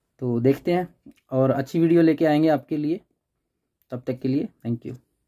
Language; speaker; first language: Hindi; native; Hindi